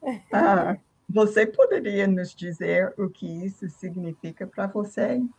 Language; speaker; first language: Portuguese; non-native, fluent; English